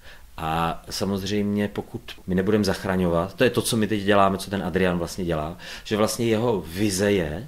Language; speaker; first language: Czech; native; Czech